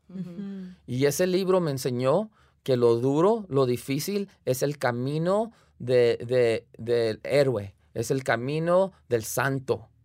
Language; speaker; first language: Spanish; early bilingual, heritage; Spanish